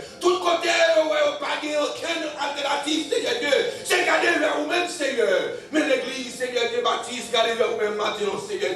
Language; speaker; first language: French; non-native, local second language; Haitian Creole